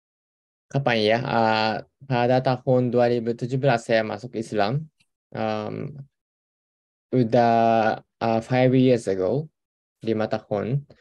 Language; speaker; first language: Indonesian; non-native, fluent; Japanese